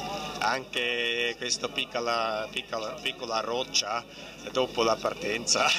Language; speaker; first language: Italian; non-native, local second language; German